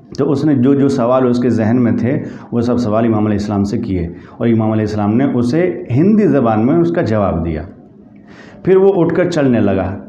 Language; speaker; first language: Urdu; native; Urdu